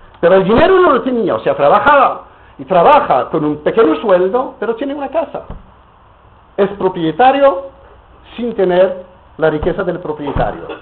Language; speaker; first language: Spanish; non-native, fluent; French